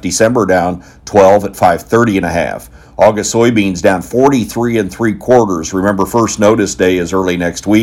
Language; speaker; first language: English; native; English